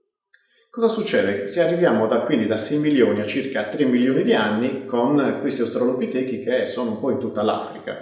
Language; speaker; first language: Italian; native; Italian